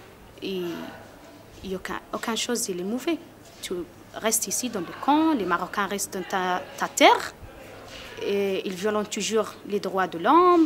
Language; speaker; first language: French; non-native, learner; Arabic